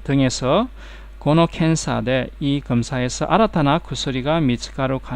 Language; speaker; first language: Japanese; non-native, fluent; Korean